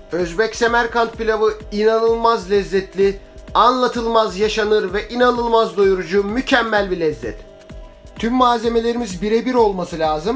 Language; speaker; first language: Turkish; native; Turkish